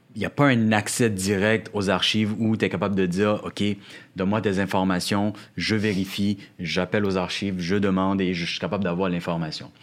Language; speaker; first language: French; native; French